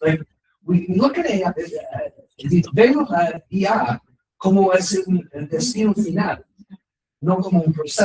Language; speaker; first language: Spanish; non-native, learner; English